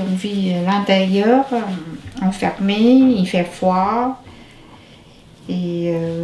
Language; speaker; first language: French; non-native, learner; Vietnamese